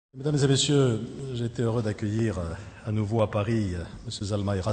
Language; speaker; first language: French; native; French